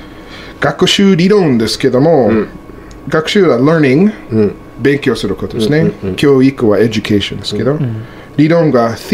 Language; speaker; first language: Japanese; non-native, learner; English